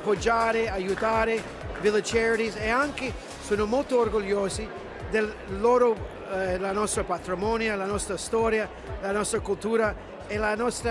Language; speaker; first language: Italian; early bilingual, heritage; English